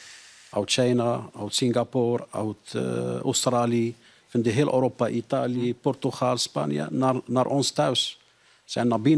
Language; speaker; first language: Dutch; non-native, learner; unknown